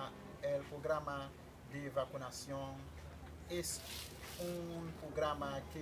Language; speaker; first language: Spanish; non-native, fluent; Haitian Creole